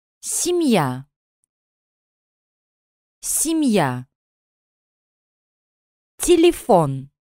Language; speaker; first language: Russian; non-native, learner; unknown